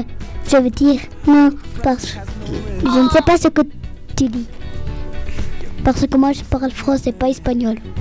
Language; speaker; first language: French; early bilingual, heritage; French